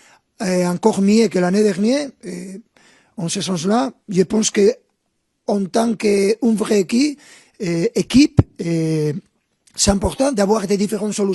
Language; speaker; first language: French; non-native, fluent; Spanish